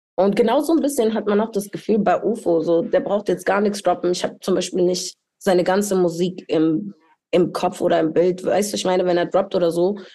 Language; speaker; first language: German; early bilingual, other home language; Spanish